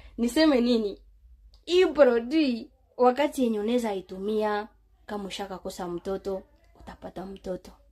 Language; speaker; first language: Swahili; native; Swahili